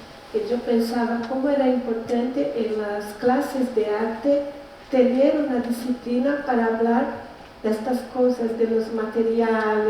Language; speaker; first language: Spanish; non-native, learner; Portuguese